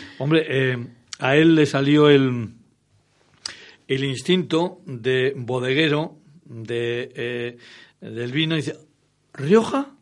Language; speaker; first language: Spanish; native; Spanish